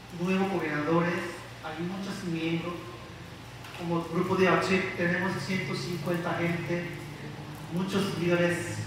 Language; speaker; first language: Spanish; non-native, learner; Korean